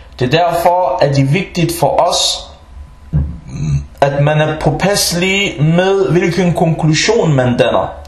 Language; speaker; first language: Danish; early bilingual, other home language; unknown